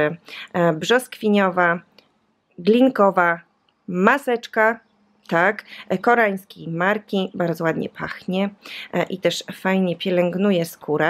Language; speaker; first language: Polish; native; Polish